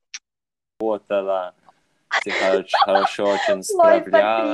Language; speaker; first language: Russian; non-native, fluent; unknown